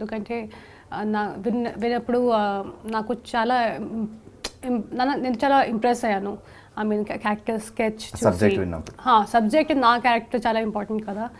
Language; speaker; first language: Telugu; non-native, fluent; Hindi